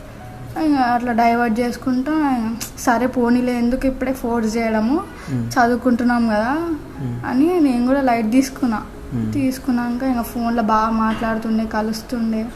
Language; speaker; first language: Telugu; native; Telugu